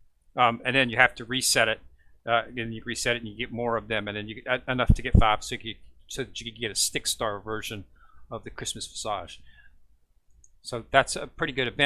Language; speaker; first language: English; native; English